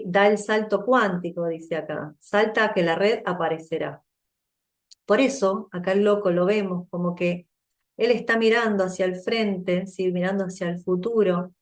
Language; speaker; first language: Spanish; native; Spanish